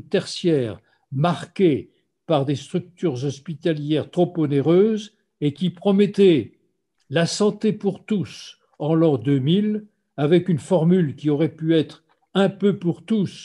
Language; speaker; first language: French; native; French